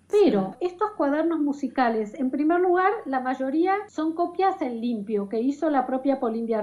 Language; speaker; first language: Spanish; native; Spanish